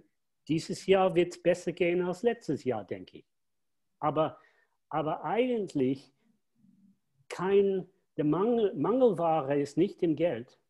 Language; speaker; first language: German; non-native, fluent; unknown